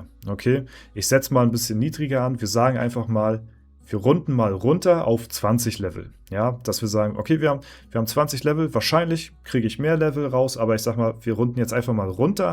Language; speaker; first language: German; native; German